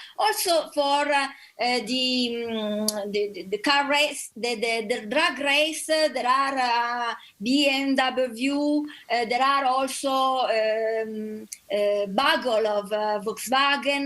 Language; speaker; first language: English; non-native, learner; Italian